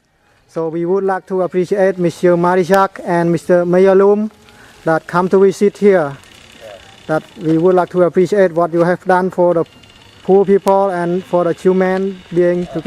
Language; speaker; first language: English; non-native, learner; Lao